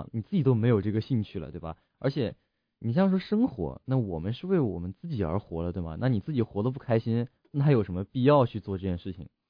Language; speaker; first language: Chinese; native; Chinese